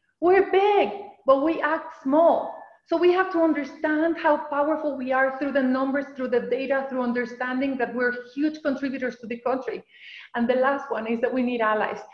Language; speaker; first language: English; non-native, fluent; Spanish